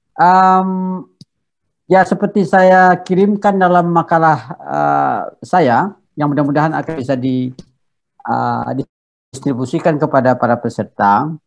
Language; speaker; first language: Indonesian; non-native, local second language; Minangkabau